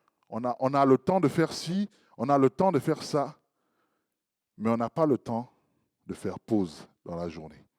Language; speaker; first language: French; native; French